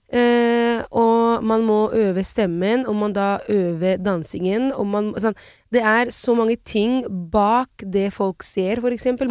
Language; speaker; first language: Norwegian; non-native, fluent; Italian